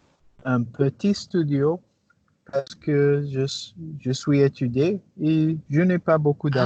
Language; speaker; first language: French; non-native, learner; English